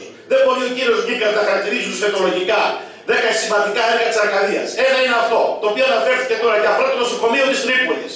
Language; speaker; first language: Greek; native; Greek